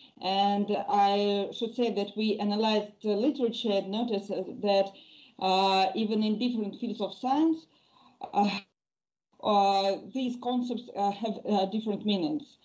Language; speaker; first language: English; non-native, fluent; Russian